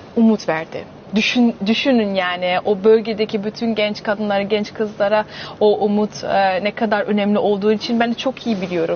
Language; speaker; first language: Turkish; early bilingual, heritage; Turkish